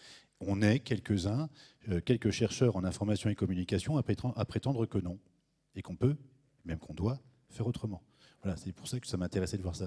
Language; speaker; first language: French; native; French